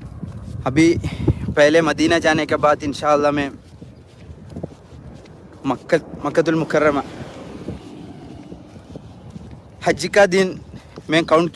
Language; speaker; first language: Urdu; non-native, learner; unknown